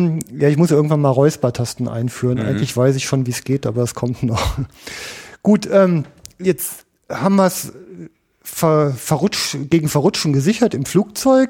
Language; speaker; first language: German; native; German